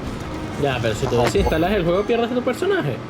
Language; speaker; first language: Spanish; native; Spanish